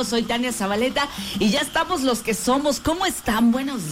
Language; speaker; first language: Spanish; native; Spanish